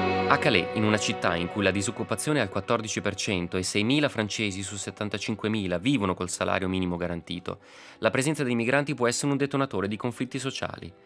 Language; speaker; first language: Italian; native; Italian